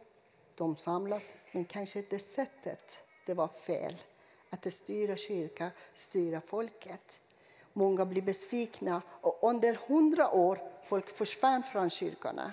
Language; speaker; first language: Swedish; non-native, fluent; Persian